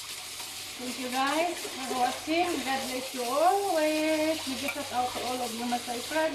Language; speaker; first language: English; non-native, learner; Cebuano